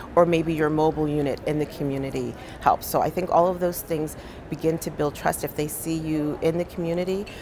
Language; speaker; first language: English; native; English